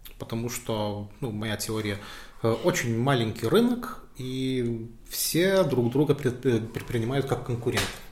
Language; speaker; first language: Russian; non-native, fluent; Lithuanian